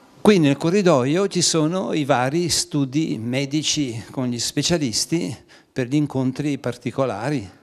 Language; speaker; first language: Italian; native; Italian